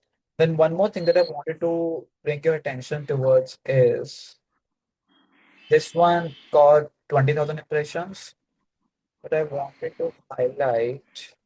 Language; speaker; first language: English; non-native, local second language; Hindi